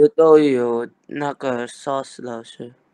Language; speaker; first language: Chinese; non-native, learner; Indonesian